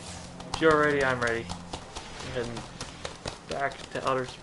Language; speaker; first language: English; native; English